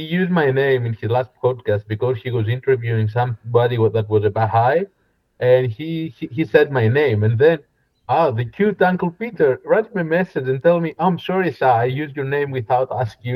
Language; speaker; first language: English; non-native, fluent; Greek